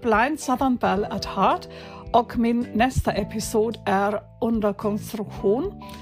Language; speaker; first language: Swedish; non-native, learner; German